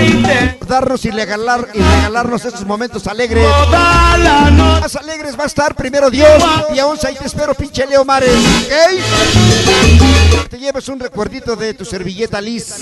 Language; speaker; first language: Spanish; native; Spanish